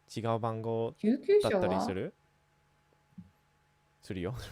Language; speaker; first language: Japanese; non-native, fluent; English